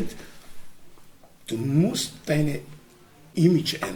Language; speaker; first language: German; non-native, learner; Romany